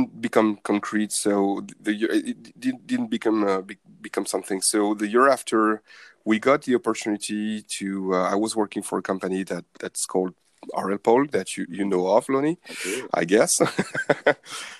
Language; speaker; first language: English; non-native, fluent; French